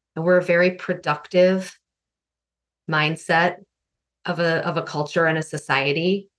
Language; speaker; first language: English; native; English